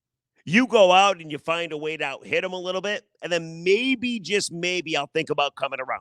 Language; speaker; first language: English; native; English